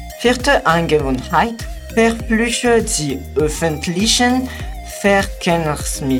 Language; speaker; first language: German; non-native, learner; Malagasy